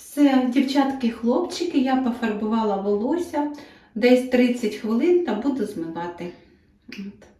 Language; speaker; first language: Ukrainian; native; Ukrainian